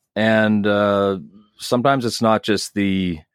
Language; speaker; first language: English; native; English